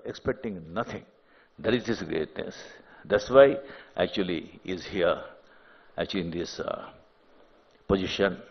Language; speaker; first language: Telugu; non-native, fluent; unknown